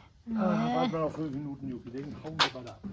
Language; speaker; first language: German; native; German